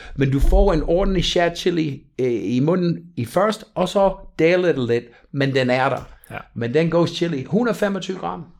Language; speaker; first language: Danish; non-native, fluent; English